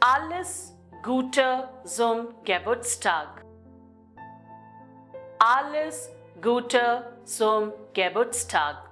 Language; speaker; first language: German; non-native, fluent; Telugu